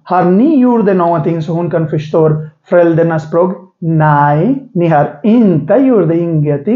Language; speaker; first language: Swedish; non-native, learner; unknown